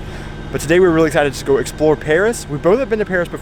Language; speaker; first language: English; native; English